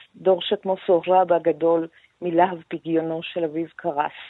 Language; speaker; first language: Hebrew; non-native, fluent; Persian